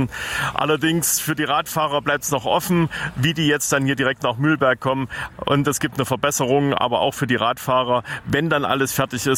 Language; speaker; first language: German; native; German